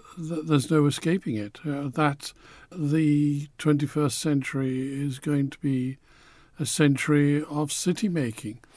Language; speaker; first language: English; native; English